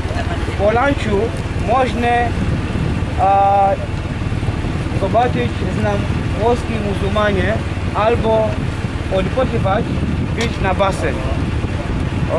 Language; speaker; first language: Polish; non-native, learner; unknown